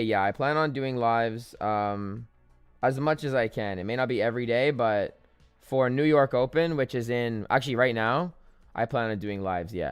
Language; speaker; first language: English; native; English